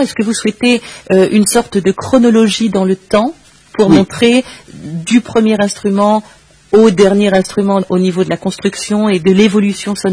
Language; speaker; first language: French; native; French